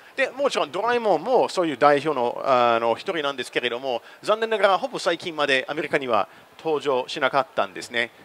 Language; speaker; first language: Japanese; non-native, fluent; English